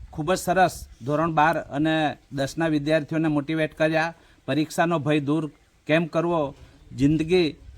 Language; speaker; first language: Gujarati; non-native, local second language; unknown